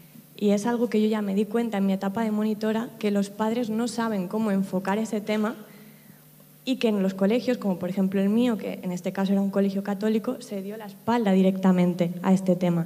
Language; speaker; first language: Spanish; native; Spanish